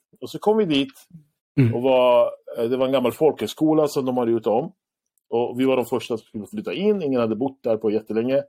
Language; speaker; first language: Swedish; early bilingual, other home language; Arabic